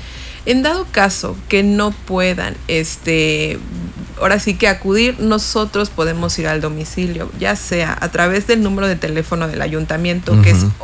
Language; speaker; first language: Spanish; native; Spanish